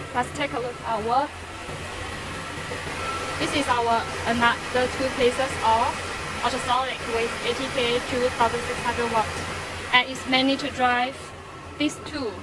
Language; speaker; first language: English; non-native, learner; Chinese